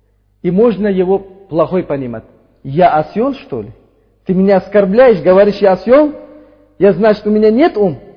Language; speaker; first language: Russian; non-native, fluent; Uzbek